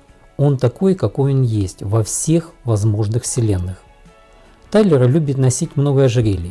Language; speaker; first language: Russian; native; Russian